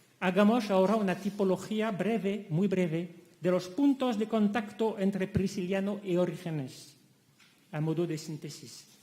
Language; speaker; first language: Spanish; non-native, fluent; French